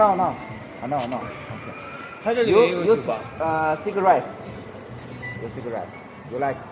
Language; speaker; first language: English; non-native, learner; Chinese